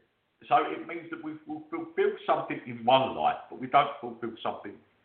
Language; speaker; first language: English; native; English